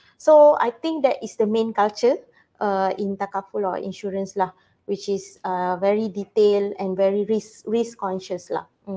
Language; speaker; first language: English; non-native, local second language; Malay